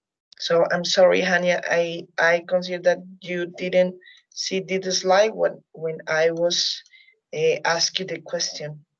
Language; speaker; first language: English; non-native, fluent; Spanish